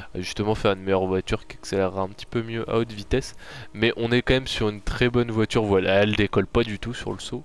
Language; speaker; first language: French; native; French